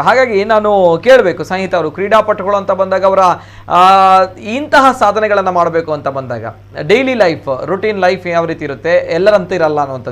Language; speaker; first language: Kannada; native; Kannada